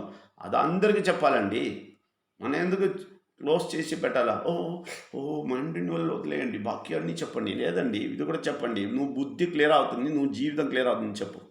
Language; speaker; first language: Telugu; non-native, fluent; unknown